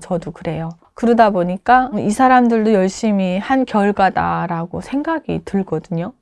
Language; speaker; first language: Korean; native; Korean